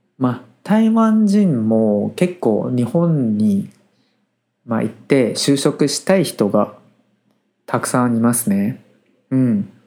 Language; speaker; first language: Japanese; native; Japanese